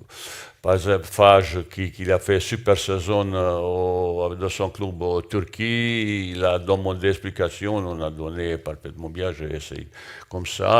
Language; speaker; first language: French; non-native, learner; Bosnian